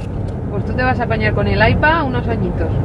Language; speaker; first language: Spanish; native; Spanish